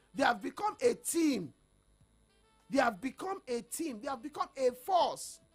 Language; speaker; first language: English; non-native, local second language; Yoruba